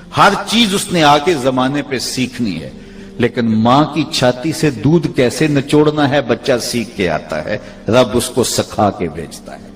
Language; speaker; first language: Urdu; non-native, local second language; Punjabi